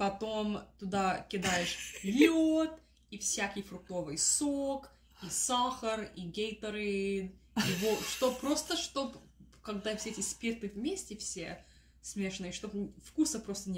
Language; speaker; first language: Russian; early bilingual, heritage; Russian